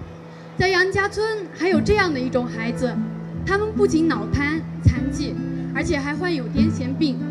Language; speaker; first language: Chinese; native; Chinese